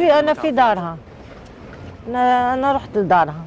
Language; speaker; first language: Arabic; native; Arabic